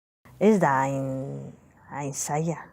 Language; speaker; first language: Basque; non-native, learner; Spanish